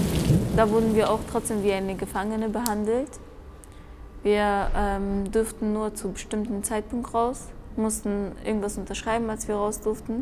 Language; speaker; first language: German; early bilingual, other home language; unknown